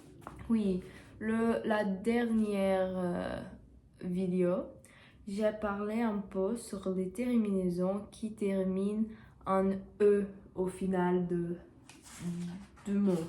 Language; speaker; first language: French; non-native, learner; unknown